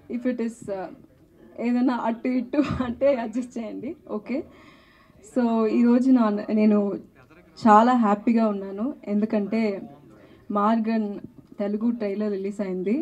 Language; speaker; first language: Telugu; non-native, learner; Tamil